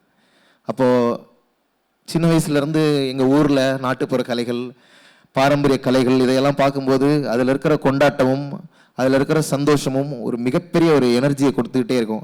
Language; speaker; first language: Tamil; native; Tamil